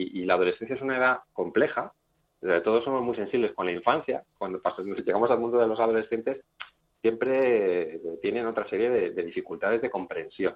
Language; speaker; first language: Spanish; native; Spanish